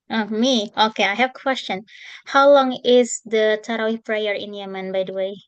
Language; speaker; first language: English; non-native, fluent; Indonesian